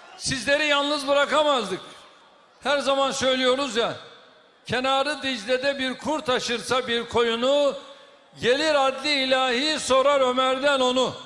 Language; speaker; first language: Turkish; native; Turkish